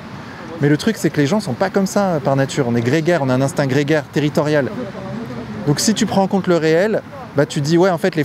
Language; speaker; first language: French; native; French